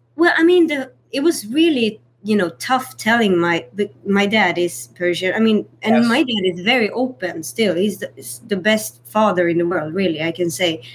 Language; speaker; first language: English; non-native, fluent; Swedish